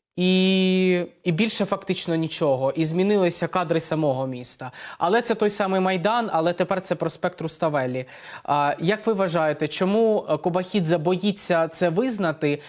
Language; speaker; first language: Ukrainian; native; Ukrainian